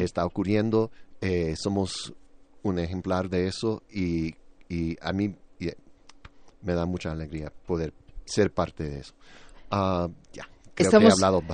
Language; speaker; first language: Spanish; early bilingual, other home language; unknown